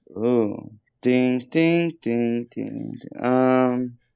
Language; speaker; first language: English; native; English